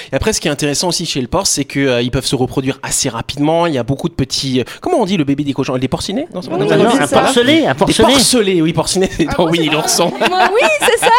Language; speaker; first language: French; native; French